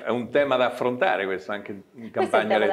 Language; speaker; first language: Italian; native; Italian